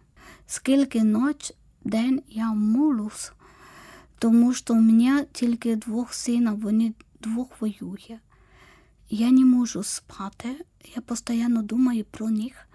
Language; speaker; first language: Ukrainian; non-native, learner; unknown